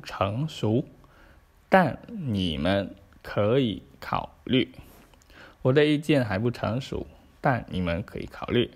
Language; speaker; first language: Chinese; non-native, fluent; Khmer